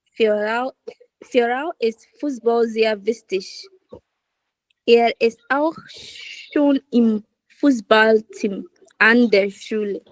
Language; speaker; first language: German; non-native, learner; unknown